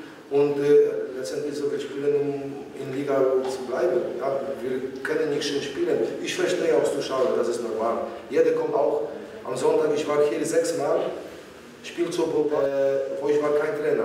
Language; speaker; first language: German; non-native, learner; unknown